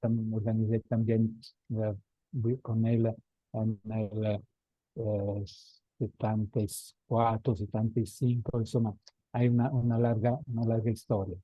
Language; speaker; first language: Spanish; non-native, fluent; Italian